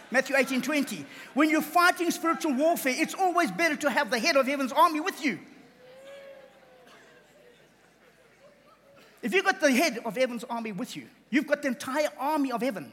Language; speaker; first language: English; native; English